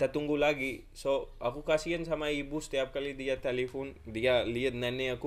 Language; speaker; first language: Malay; non-native, fluent; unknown